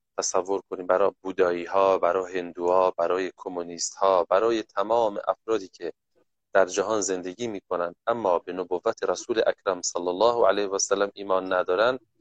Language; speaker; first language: Persian; native; Persian